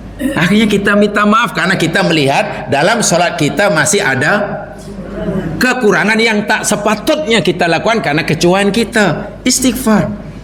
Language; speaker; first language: Malay; native; Malay